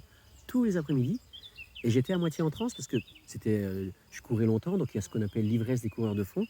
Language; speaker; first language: French; native; French